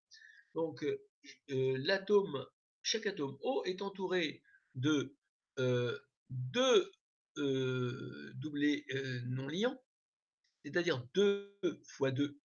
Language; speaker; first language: French; native; French